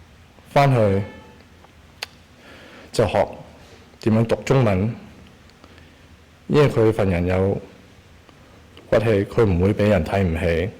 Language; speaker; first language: Cantonese; early bilingual, heritage; Cantonese